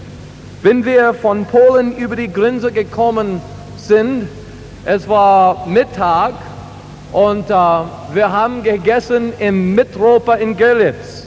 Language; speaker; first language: German; non-native, learner; English